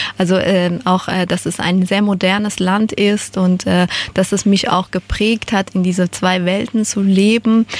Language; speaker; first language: German; non-native, fluent; Persian